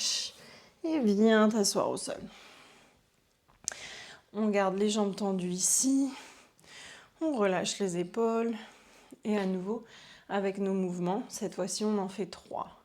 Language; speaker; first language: French; native; French